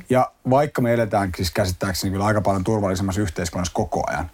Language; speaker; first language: Finnish; native; Finnish